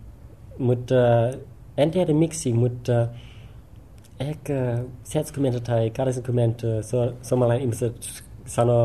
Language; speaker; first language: Finnish; non-native, learner; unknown